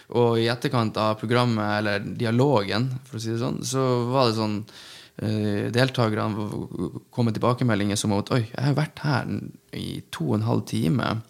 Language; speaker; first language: Norwegian; native; Norwegian